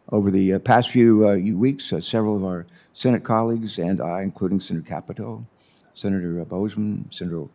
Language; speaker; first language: English; native; English